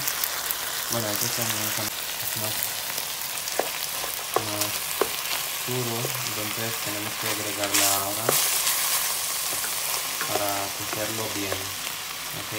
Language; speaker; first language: Spanish; non-native, fluent; Filipino